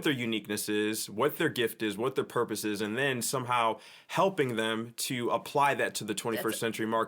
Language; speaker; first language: English; native; English